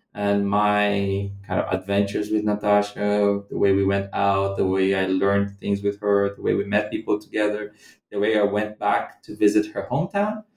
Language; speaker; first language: English; non-native, fluent; Portuguese